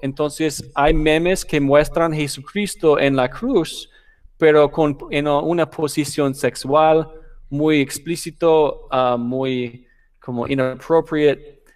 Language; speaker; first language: Spanish; non-native, fluent; English